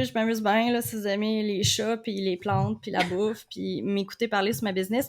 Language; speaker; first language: French; native; French